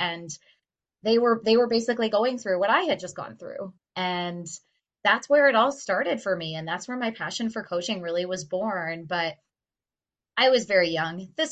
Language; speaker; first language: English; native; English